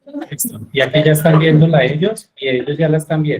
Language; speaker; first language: Spanish; native; Spanish